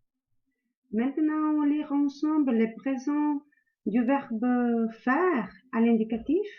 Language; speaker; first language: French; non-native, learner; Italian